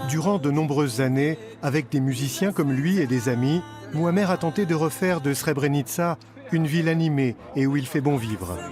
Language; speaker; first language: French; native; French